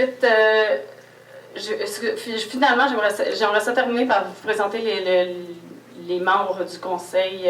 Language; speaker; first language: French; native; French